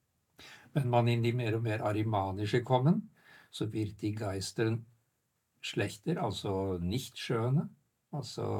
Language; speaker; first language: German; non-native, fluent; Norwegian